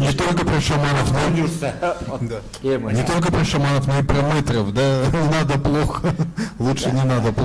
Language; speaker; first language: Russian; native; Russian